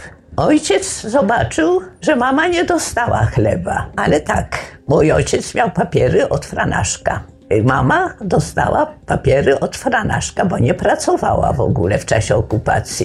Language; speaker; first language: Polish; native; Polish